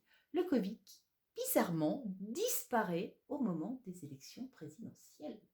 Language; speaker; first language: French; native; French